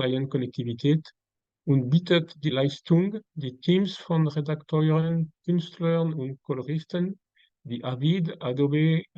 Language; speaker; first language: German; non-native, learner; French